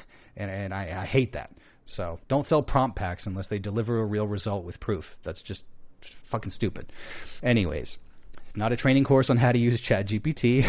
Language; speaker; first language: English; native; English